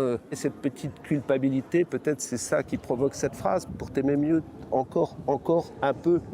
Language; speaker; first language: French; native; French